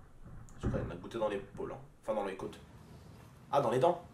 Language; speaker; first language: French; native; French